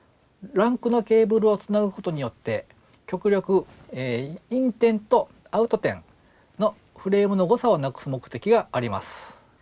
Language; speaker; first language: Japanese; native; Japanese